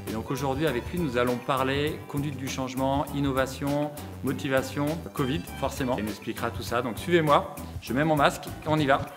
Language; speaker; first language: French; native; French